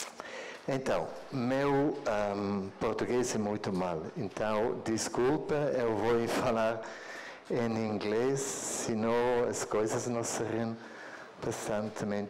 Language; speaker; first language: Portuguese; non-native, learner; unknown